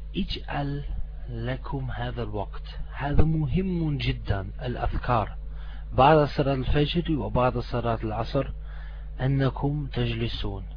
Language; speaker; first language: Arabic; non-native, fluent; German